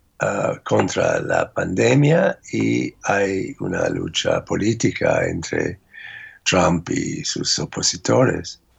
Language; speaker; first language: Spanish; non-native, fluent; English